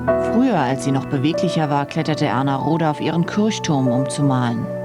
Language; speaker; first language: German; native; German